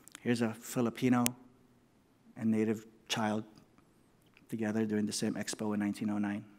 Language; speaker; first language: English; non-native, local second language; Filipino